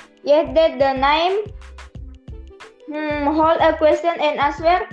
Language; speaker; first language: English; non-native, learner; Indonesian